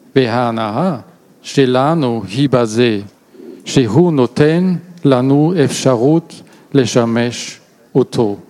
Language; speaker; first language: Hebrew; non-native, learner; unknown